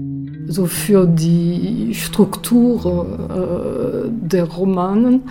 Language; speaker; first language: German; non-native, fluent; French